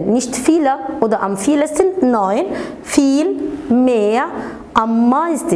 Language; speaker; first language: German; non-native, fluent; Arabic